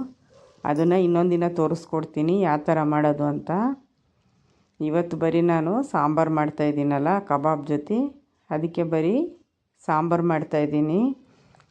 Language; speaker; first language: Kannada; native; Kannada